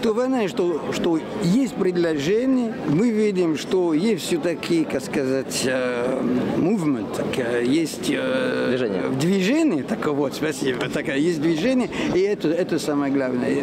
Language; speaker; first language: Russian; non-native, fluent; French